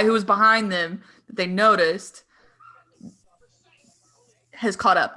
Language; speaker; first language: English; native; English